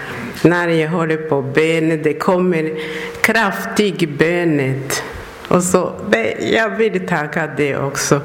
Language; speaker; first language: Swedish; non-native, learner; Persian